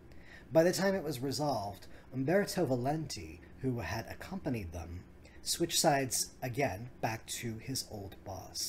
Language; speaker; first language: English; native; English